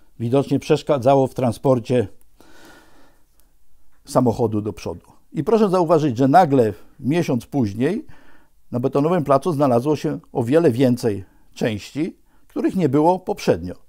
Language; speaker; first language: Polish; native; Polish